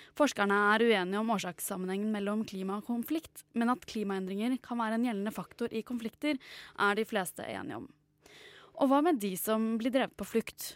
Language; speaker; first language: Norwegian; native; Norwegian